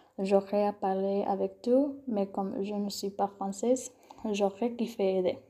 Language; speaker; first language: French; non-native, learner; Spanish